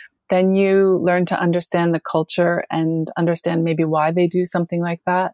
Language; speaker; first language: English; native; English